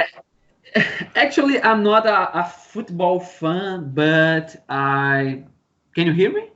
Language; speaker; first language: English; non-native, learner; Portuguese